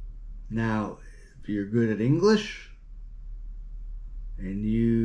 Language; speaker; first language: English; native; English